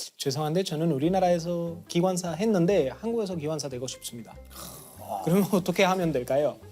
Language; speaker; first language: Korean; non-native, fluent; Spanish